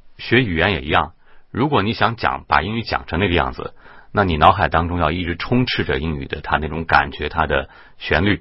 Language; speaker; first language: Chinese; native; Chinese